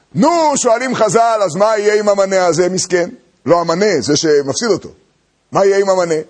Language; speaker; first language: Hebrew; native; Hebrew